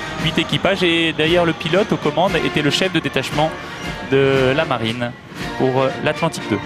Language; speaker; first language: French; native; French